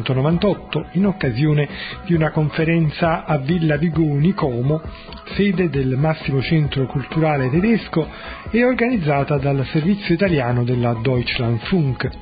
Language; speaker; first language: Italian; native; Italian